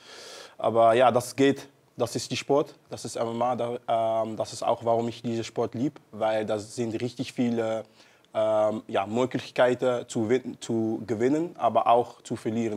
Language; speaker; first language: German; non-native, learner; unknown